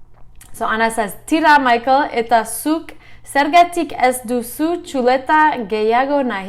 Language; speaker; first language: Basque; non-native, learner; English